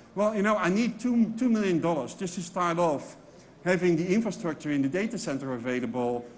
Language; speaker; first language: English; non-native, fluent; Dutch